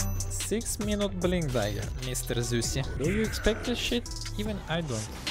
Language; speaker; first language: English; non-native, fluent; Russian